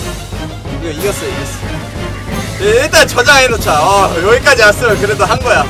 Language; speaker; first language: Korean; native; Korean